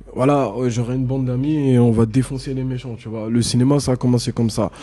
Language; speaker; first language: French; native; French